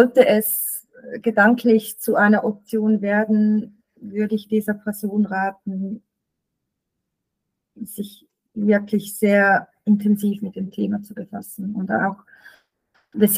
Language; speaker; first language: German; native; German